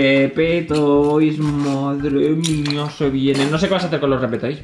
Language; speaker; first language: Spanish; native; Spanish